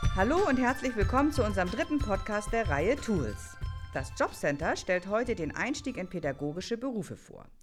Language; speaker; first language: German; native; German